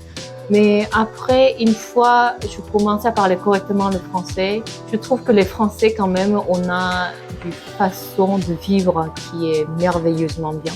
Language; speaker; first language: French; non-native, fluent; Korean